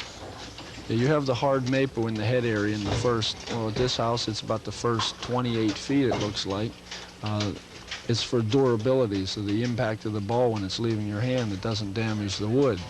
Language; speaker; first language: English; native; English